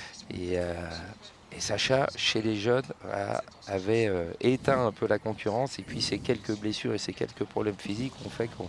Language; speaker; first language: French; native; French